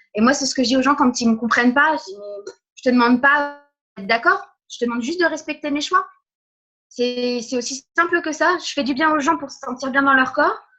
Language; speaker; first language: French; early bilingual, other home language; Portuguese